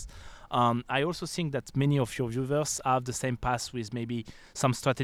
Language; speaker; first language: English; non-native, fluent; French